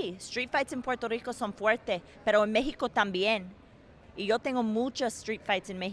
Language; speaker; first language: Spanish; non-native, learner; English